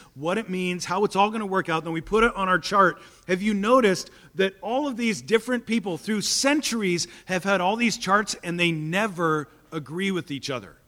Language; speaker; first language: English; native; English